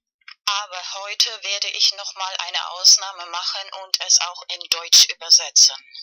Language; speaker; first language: German; non-native, fluent; Spanish